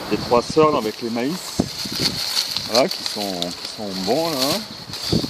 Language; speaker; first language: French; native; French